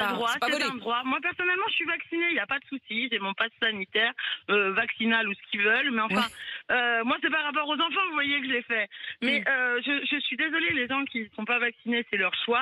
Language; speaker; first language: French; native; French